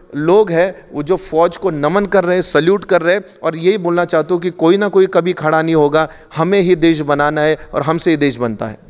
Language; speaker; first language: Hindi; non-native, local second language; Marathi